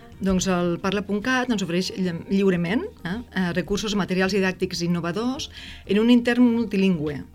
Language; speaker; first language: Catalan; native; Catalan